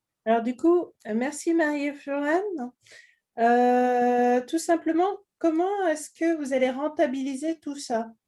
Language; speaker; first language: French; native; French